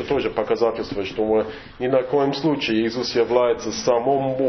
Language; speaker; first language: Russian; non-native, fluent; English